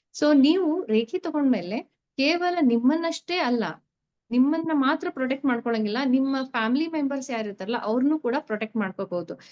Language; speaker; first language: Kannada; native; Kannada